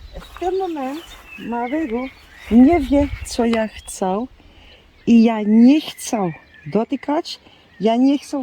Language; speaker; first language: Polish; non-native, learner; Dutch